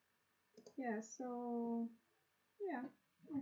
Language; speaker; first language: English; non-native, learner; Russian